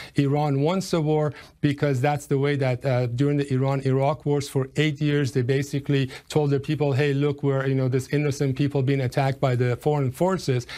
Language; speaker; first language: English; non-native, fluent; Persian